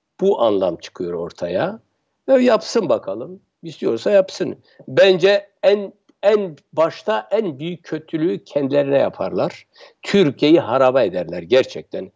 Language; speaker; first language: Turkish; non-native, local second language; Kurdish